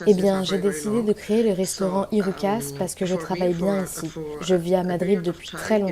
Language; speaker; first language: French; non-native, fluent; Spanish